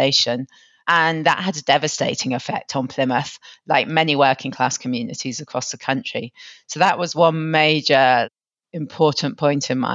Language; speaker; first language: English; native; English